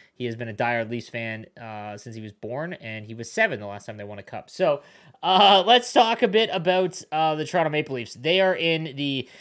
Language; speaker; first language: English; native; English